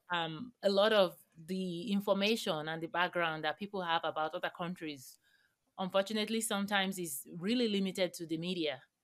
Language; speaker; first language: English; non-native, local second language; Yoruba